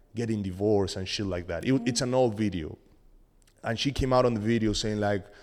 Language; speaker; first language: English; non-native, fluent; Spanish